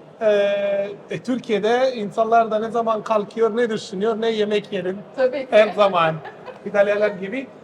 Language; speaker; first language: Turkish; non-native, fluent; Italian